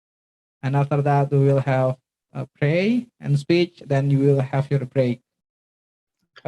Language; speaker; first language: English; non-native, fluent; Indonesian